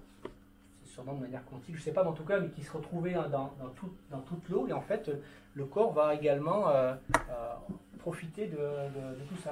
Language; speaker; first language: French; native; French